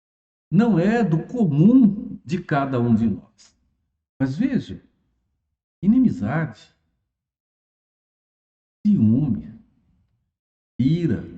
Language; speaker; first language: Portuguese; native; Portuguese